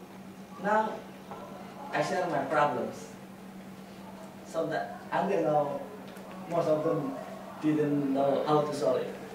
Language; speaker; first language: English; non-native, fluent; Indonesian